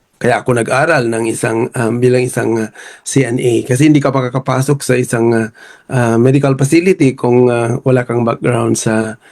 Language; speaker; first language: Filipino; non-native, local second language; Iloko